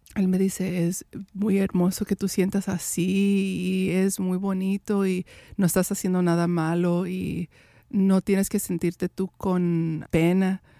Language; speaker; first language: Spanish; native; Spanish